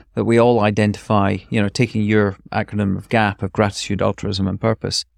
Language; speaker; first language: English; native; English